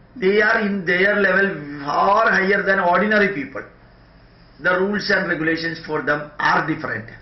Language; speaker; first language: English; non-native, local second language; Malayalam